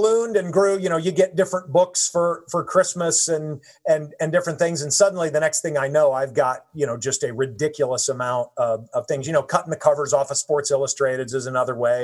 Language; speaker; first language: English; native; English